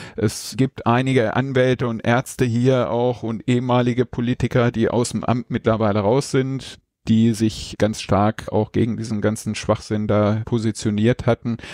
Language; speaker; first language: German; native; German